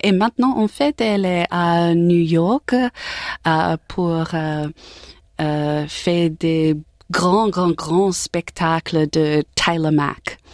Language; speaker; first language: French; non-native, learner; English